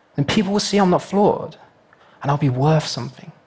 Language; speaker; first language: English; native; English